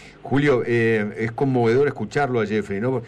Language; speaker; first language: Spanish; native; Spanish